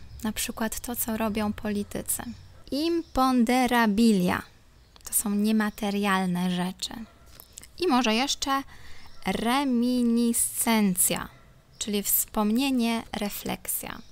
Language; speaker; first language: Polish; non-native, local second language; Ukrainian